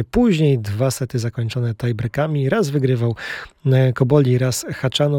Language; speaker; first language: Polish; native; Polish